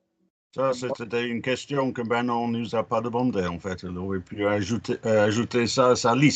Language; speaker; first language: French; non-native, fluent; English